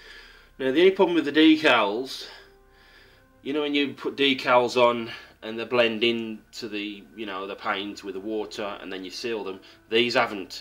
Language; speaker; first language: English; native; English